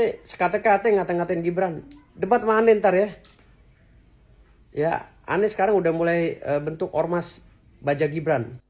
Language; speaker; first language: Indonesian; native; Indonesian